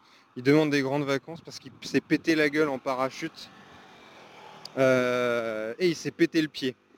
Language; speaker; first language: French; native; French